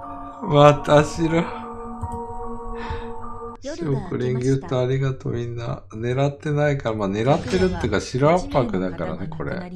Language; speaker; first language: Japanese; native; Japanese